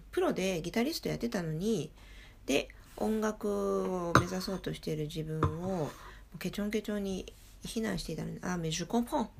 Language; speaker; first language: Japanese; native; Japanese